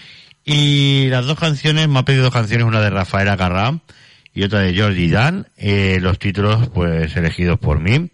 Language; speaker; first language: Spanish; native; Spanish